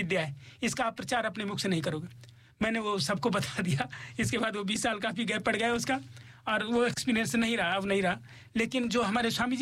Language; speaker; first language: Hindi; native; Hindi